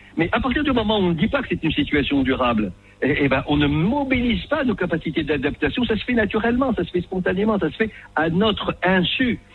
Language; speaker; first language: French; non-native, local second language; Arabic